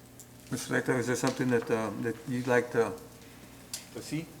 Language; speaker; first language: English; native; English